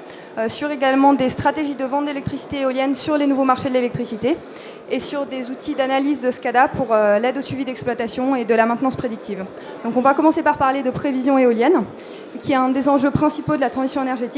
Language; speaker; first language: French; native; French